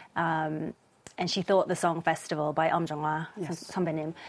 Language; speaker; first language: English; native; English